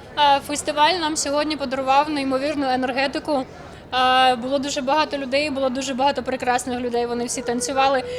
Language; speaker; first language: Ukrainian; native; Ukrainian